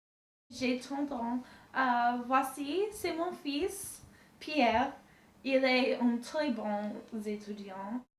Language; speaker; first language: French; non-native, learner; English